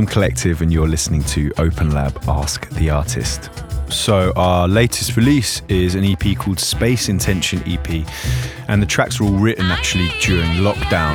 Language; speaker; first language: English; native; English